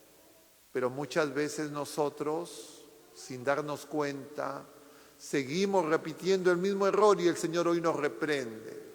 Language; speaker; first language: Spanish; native; Spanish